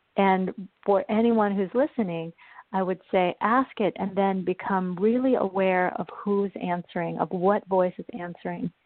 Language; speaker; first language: English; native; English